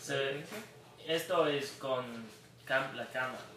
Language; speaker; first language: Spanish; non-native, learner; English